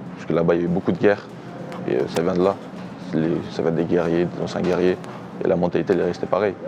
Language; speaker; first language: French; early bilingual, other home language; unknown